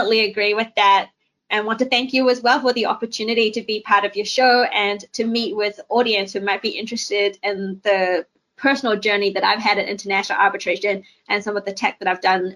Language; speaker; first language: English; native; English